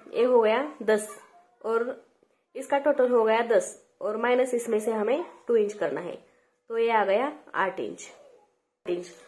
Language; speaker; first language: Hindi; non-native, local second language; Marathi